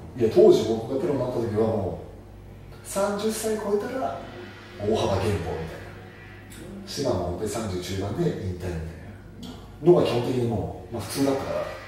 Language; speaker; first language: Japanese; native; Japanese